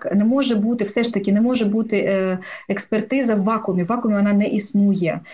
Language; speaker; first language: Ukrainian; non-native, local second language; Russian